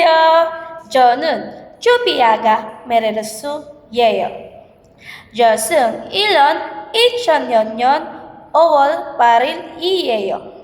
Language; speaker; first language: Korean; non-native, learner; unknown